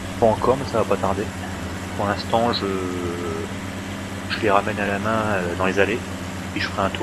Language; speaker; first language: French; native; French